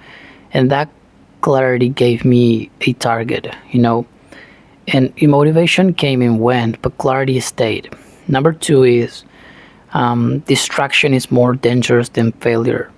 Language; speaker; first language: English; non-native, fluent; Spanish